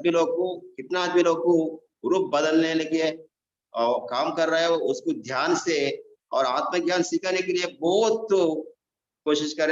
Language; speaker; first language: Hindi; non-native, local second language; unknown